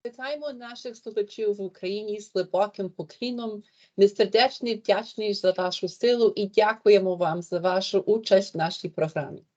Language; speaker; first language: Ukrainian; early bilingual, heritage; Ukrainian